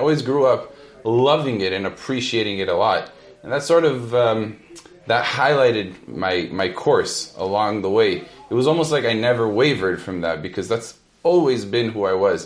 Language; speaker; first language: English; native; English